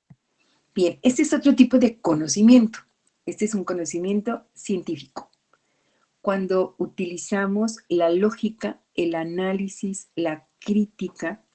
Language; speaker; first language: Spanish; native; Spanish